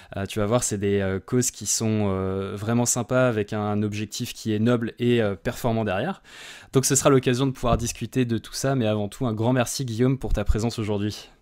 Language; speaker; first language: French; native; French